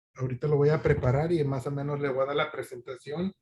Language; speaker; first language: Spanish; early bilingual, other home language; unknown